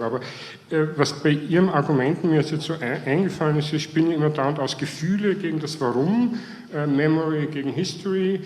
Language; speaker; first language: German; native; German